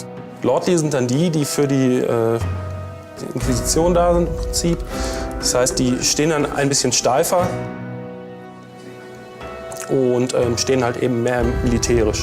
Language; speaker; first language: German; native; German